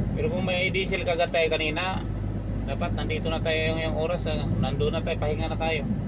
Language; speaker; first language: Filipino; non-native, local second language; Cebuano